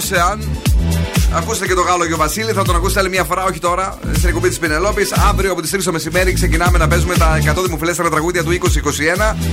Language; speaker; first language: Greek; native; Greek